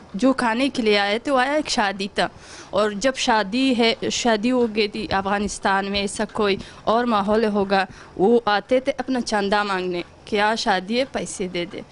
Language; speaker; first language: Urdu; non-native, learner; Pashto